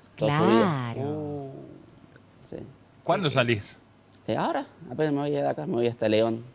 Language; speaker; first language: Spanish; native; Spanish